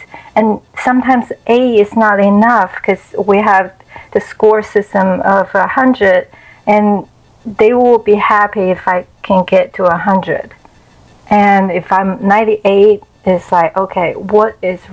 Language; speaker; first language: English; non-native, fluent; Chinese